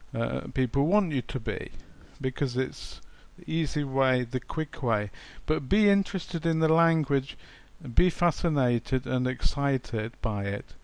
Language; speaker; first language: English; native; English